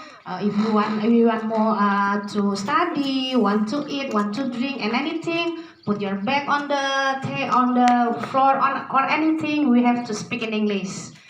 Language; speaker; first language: English; non-native, learner; Indonesian